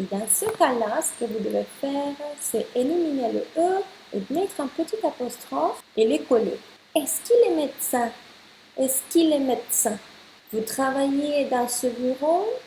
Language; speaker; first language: French; non-native, fluent; Spanish